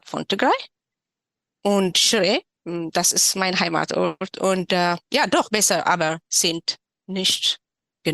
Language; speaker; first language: German; non-native, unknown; Tigrinya